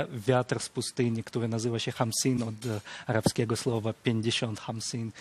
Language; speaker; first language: Polish; early bilingual, other home language; Ukrainian